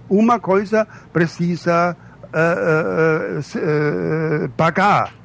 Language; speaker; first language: Portuguese; non-native, fluent; German